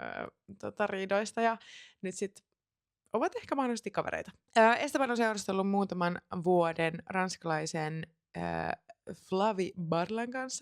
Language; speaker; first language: Finnish; native; Finnish